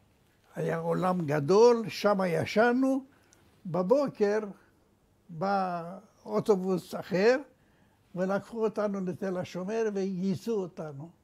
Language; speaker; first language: Hebrew; non-native, fluent; Romanian